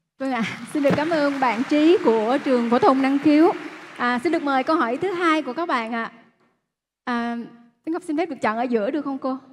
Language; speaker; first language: Vietnamese; native; Vietnamese